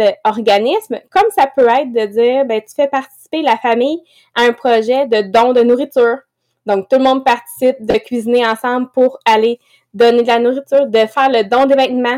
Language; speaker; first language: French; native; French